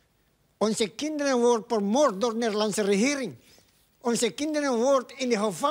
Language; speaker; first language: Dutch; non-native, learner; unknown